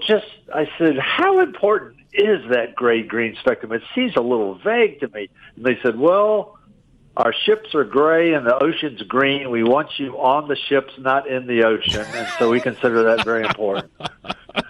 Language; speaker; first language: English; native; English